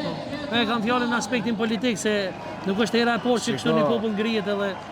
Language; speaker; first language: Albanian; native; Albanian